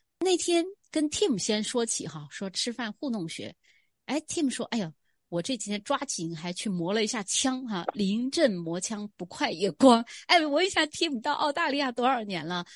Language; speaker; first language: Chinese; native; Chinese